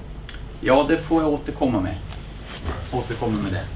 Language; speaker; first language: Swedish; native; Swedish